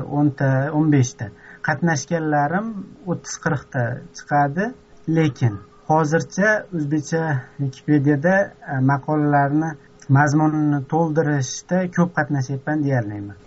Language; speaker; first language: Uzbek; native; Uzbek